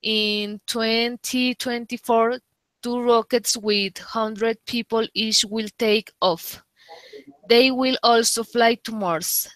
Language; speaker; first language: English; non-native, learner; Spanish